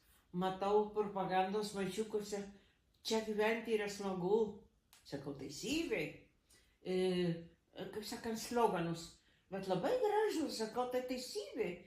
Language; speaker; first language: Lithuanian; early bilingual, heritage; Lithuanian